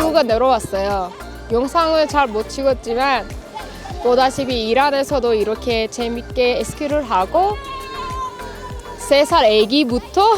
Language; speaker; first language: Korean; non-native, learner; Persian